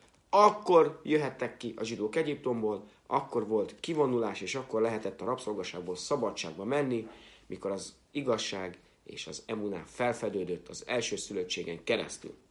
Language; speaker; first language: Hungarian; native; Hungarian